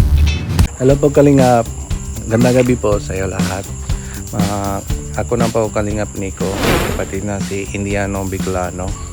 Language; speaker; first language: Filipino; non-native, learner; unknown